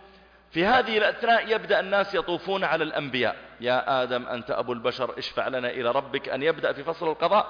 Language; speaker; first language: Arabic; native; Arabic